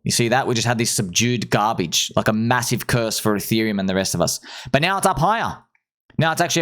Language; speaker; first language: English; native; English